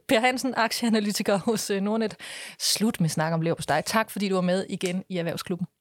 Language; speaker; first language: Danish; native; Danish